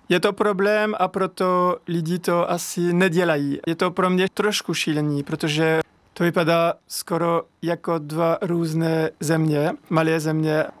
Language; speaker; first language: Czech; non-native, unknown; French